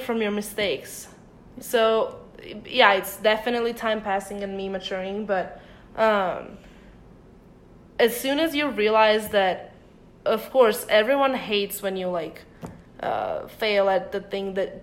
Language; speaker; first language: English; early bilingual, other home language; Bosnian